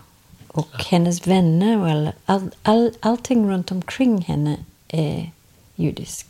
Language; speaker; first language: Swedish; non-native, fluent; English